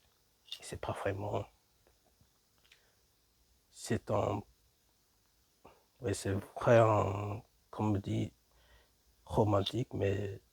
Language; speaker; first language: French; non-native, learner; English